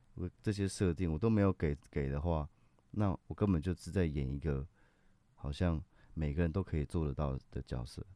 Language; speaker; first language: Chinese; native; Chinese